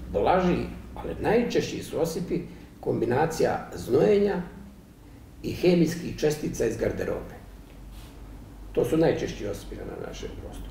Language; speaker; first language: Bosnian; native; Bosnian